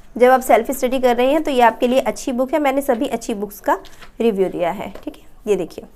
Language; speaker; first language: Hindi; native; Hindi